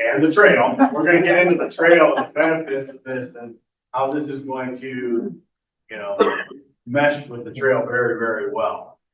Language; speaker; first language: English; native; English